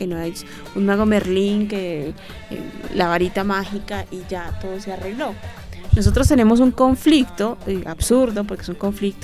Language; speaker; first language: Spanish; native; Spanish